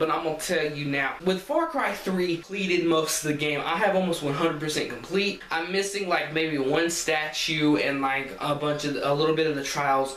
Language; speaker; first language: English; native; English